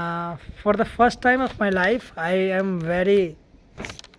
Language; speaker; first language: English; non-native, learner; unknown